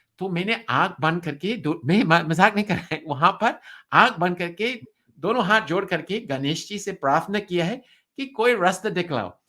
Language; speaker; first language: Hindi; non-native, learner; English